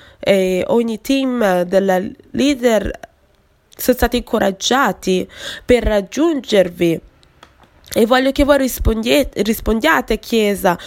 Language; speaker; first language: Italian; non-native, fluent; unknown